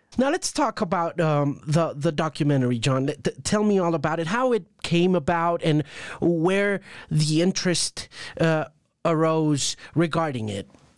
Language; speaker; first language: English; non-native, fluent; Spanish